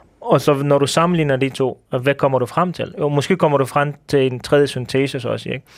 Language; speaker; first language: Danish; early bilingual, other home language; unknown